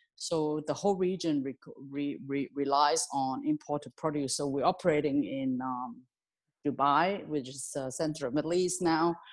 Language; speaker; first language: English; non-native, local second language; Cantonese